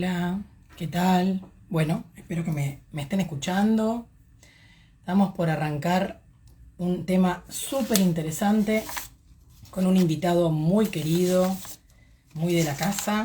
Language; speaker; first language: Spanish; native; Spanish